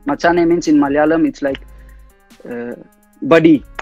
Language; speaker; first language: English; non-native, local second language; Tamil